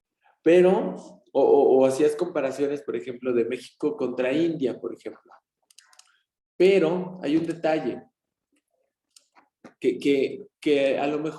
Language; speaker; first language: Spanish; native; Spanish